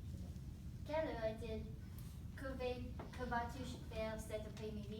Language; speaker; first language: French; non-native, learner; English